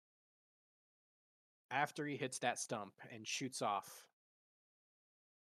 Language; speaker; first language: English; native; English